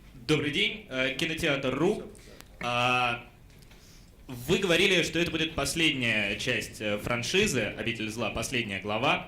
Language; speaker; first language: Russian; native; Russian